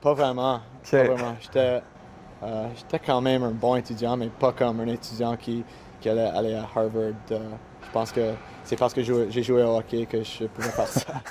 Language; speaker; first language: French; non-native, local second language; English